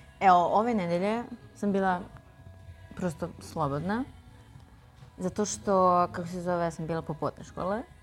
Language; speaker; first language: Serbian; non-native, fluent; Chinese